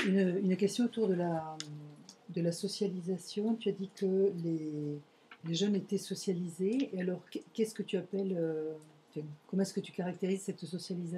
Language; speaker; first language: French; native; French